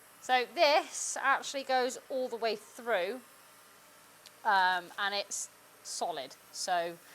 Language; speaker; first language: English; native; English